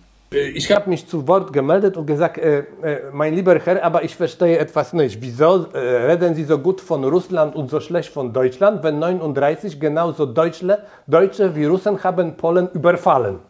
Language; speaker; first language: German; non-native, fluent; Polish